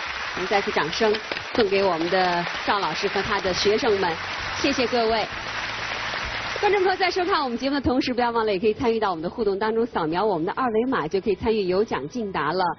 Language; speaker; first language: Chinese; native; Chinese